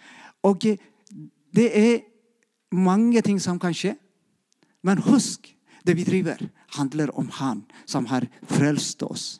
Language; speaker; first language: Norwegian; non-native, fluent; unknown